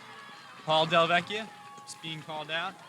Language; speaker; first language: English; native; English